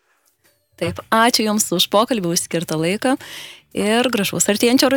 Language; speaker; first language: Lithuanian; native; Lithuanian